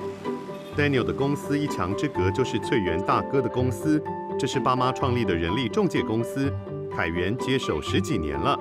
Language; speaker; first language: Chinese; native; Chinese